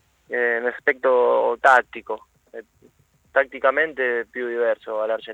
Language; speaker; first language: Italian; non-native, learner; Spanish